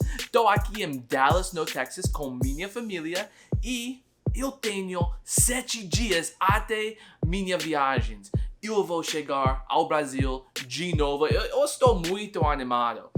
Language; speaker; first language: Portuguese; non-native, learner; English